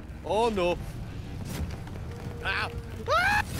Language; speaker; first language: English; native; English